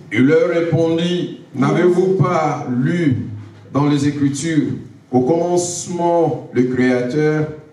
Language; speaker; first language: French; non-native, local second language; Lingala